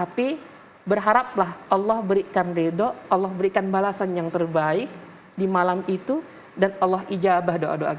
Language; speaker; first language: Indonesian; native; Indonesian